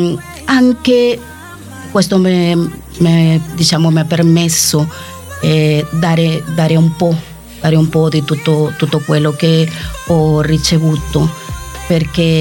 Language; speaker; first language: Italian; non-native, fluent; Spanish